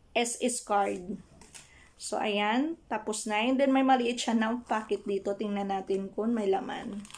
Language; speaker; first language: Filipino; non-native, local second language; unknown